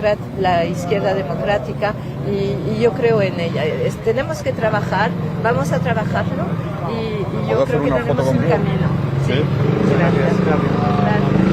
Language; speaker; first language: Spanish; non-native, fluent; French